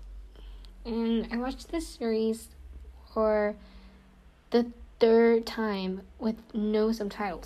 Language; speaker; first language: English; non-native, fluent; Korean